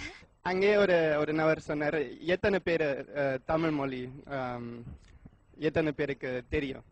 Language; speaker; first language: Tamil; non-native, learner; German